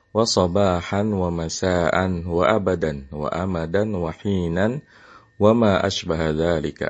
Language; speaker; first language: Arabic; non-native, fluent; Indonesian